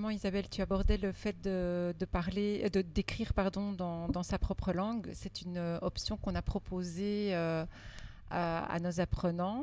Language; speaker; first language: French; native; French